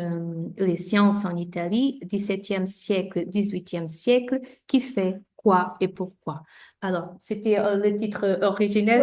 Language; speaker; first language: French; non-native, fluent; Portuguese